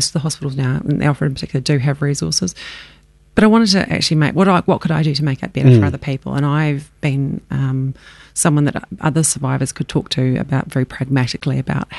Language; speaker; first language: English; native; English